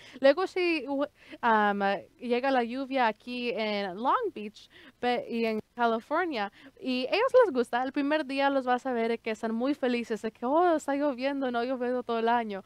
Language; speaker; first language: Spanish; early bilingual, heritage; Spanish